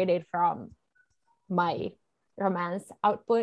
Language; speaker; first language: English; non-native, fluent; Italian